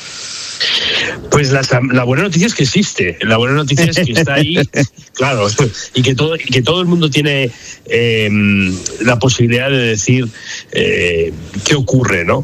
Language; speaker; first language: Spanish; native; Spanish